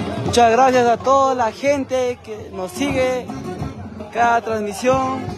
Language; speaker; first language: Spanish; native; Spanish